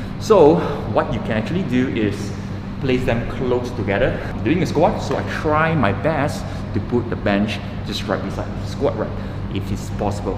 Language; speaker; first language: English; non-native, local second language; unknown